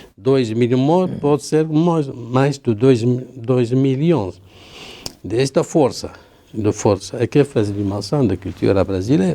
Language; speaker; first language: Portuguese; non-native, learner; Arabic